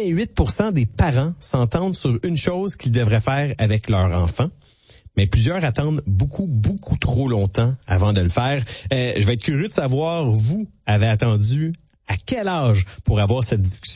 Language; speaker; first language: French; native; French